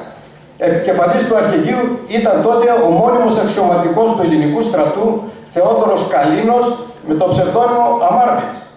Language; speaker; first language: Greek; native; Greek